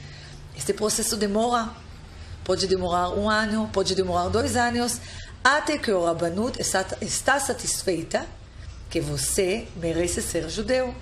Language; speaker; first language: Portuguese; non-native, fluent; Hebrew